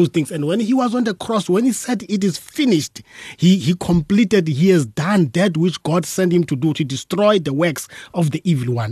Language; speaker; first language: English; non-native, local second language; Tswana